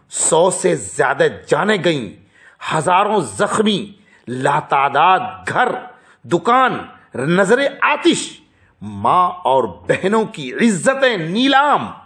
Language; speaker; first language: Urdu; native; Urdu